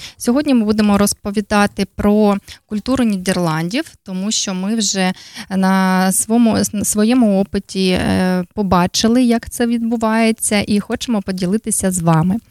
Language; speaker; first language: Ukrainian; native; Ukrainian